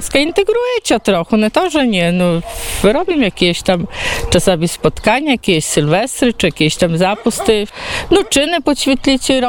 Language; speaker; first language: Polish; non-native, local second language; Ukrainian